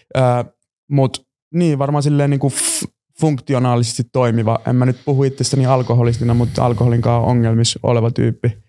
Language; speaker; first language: Finnish; native; Finnish